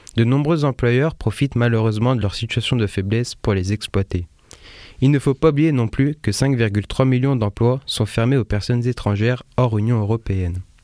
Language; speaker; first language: French; native; French